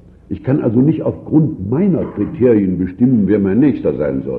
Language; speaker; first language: German; native; German